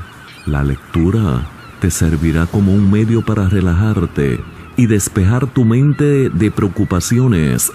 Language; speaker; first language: Spanish; native; Spanish